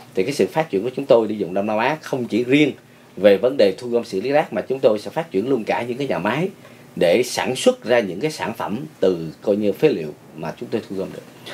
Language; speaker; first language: Vietnamese; native; Vietnamese